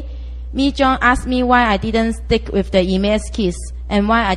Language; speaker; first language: English; non-native, local second language; Cantonese